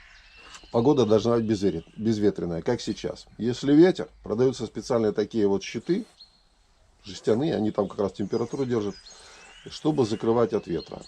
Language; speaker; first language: Russian; native; Russian